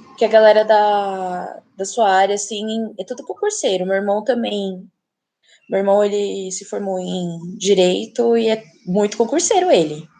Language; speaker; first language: Portuguese; native; Portuguese